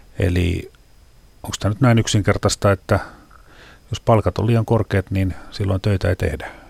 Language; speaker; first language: Finnish; native; Finnish